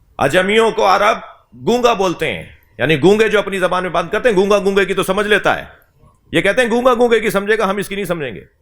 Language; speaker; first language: Urdu; native; Urdu